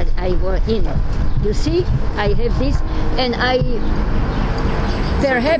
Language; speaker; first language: English; non-native, learner; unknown